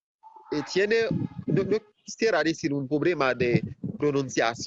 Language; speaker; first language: Spanish; non-native, fluent; Haitian Creole